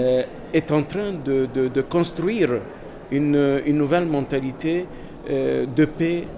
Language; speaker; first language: French; non-native, fluent; Arabic